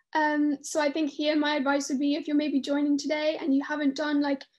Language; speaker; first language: English; native; English